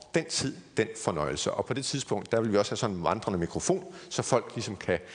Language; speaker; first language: Danish; native; Danish